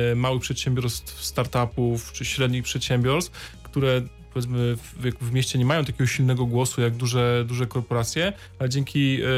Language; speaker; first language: Polish; native; Polish